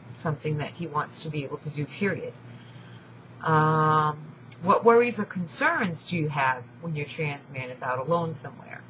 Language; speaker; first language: English; native; English